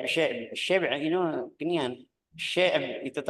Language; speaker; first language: Indonesian; non-native, fluent; Arabic